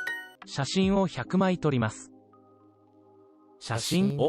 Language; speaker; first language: Japanese; non-native, learner; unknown